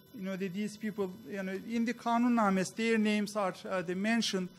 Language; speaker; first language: English; non-native, fluent; Turkish